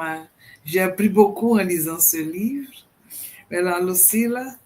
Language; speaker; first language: French; non-native, fluent; Portuguese